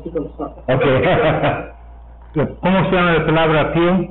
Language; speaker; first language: Spanish; non-native, learner; English